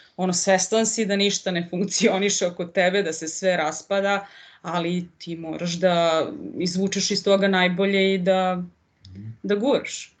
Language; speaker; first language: Serbian; native; Serbian